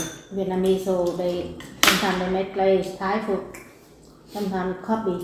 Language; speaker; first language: English; non-native, learner; Vietnamese